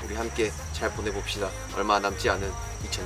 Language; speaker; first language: Korean; native; Korean